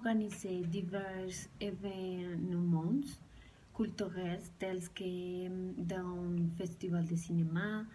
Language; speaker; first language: French; non-native, learner; Spanish